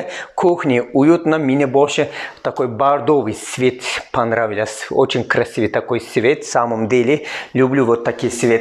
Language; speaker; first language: Russian; non-native, fluent; Turkish